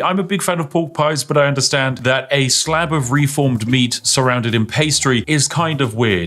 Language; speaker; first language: English; native; English